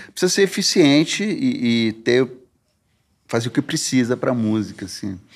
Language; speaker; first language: Portuguese; early bilingual, heritage; Portuguese